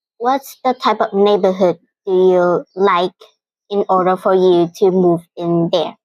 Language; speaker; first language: English; non-native, fluent; Vietnamese